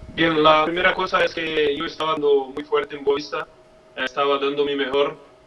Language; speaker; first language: Spanish; non-native, learner; Portuguese